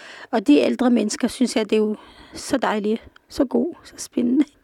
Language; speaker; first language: Danish; non-native, fluent; Arabic